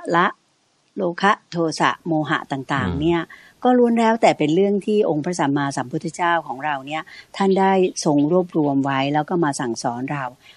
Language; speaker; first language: Thai; native; Thai